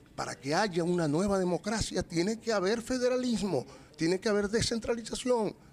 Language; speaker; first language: Spanish; native; Spanish